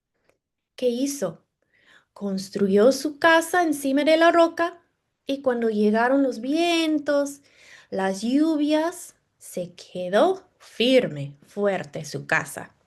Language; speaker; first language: Spanish; non-native, fluent; English